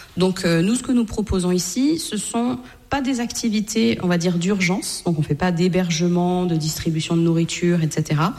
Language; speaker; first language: French; native; French